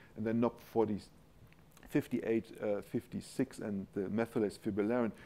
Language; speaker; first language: English; non-native, fluent; German